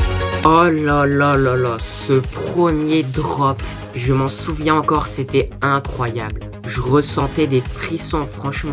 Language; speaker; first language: French; native; French